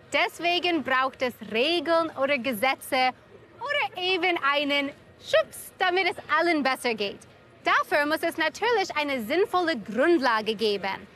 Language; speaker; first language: German; non-native, fluent; English